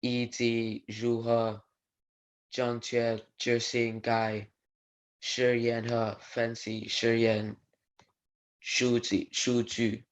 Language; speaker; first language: Chinese; non-native, learner; English